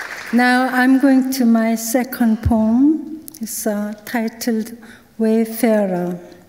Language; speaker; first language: English; non-native, fluent; Korean